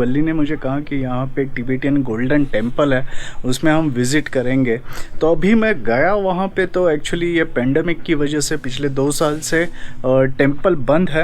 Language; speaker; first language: Hindi; native; Hindi